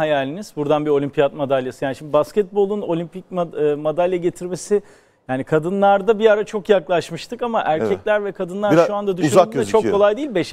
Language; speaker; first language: Turkish; native; Turkish